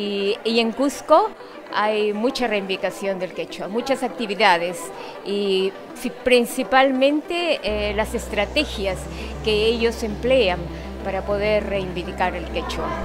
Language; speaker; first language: Spanish; non-native, fluent; Quechua